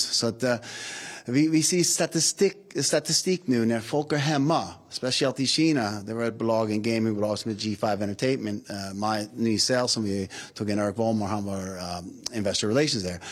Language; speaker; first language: Swedish; non-native, fluent; English